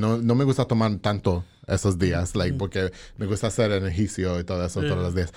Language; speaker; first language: Spanish; non-native, learner; English